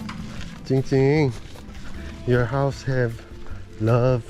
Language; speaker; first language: English; non-native, learner; Korean